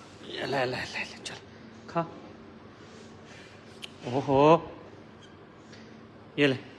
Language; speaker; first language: Hindi; non-native, local second language; Punjabi